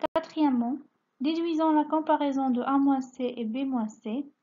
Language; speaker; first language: French; non-native, local second language; Arabic